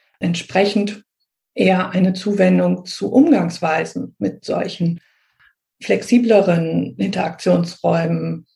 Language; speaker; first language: German; native; German